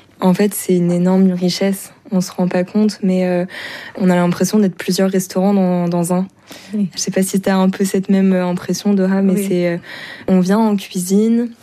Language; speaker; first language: French; native; French